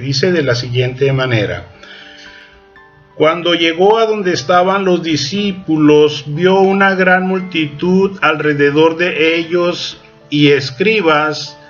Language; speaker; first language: Spanish; native; Spanish